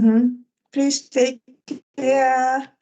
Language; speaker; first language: English; non-native, fluent; Japanese